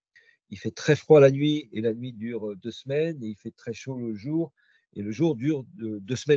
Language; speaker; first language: French; native; French